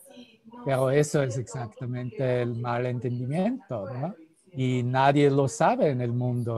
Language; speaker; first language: Spanish; non-native, fluent; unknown